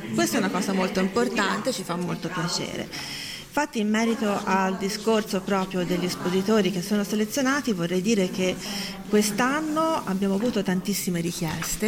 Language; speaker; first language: Italian; native; Italian